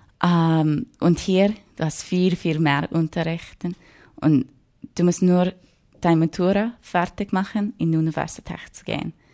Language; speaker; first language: German; non-native, learner; English